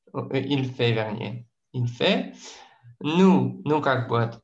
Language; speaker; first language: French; non-native, fluent; Russian